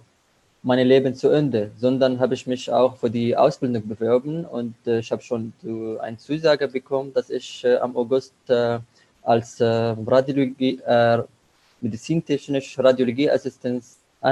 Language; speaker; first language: German; non-native, learner; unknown